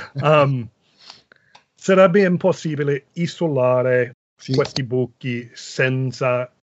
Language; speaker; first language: Italian; non-native, fluent; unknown